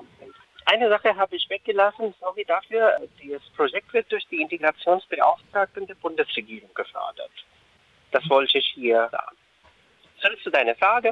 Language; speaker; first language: German; non-native, fluent; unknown